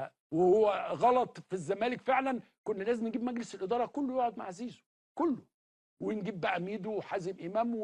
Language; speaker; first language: Arabic; native; Arabic